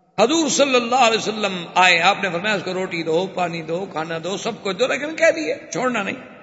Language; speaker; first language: Urdu; native; Urdu